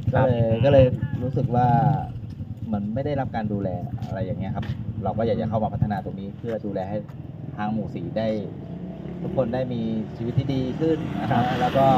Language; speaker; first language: Thai; native; Thai